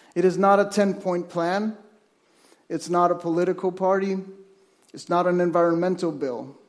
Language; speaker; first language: English; non-native, fluent; Spanish